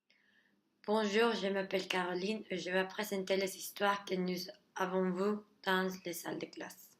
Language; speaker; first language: French; non-native, learner; Spanish